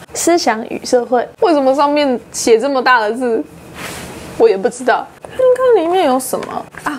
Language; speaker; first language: Chinese; non-native, fluent; English